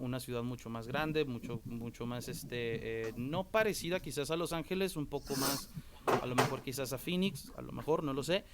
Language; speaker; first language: Spanish; native; Spanish